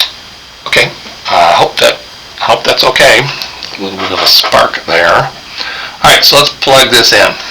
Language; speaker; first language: English; native; English